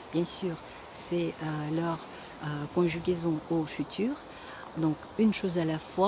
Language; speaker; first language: French; non-native, fluent; Russian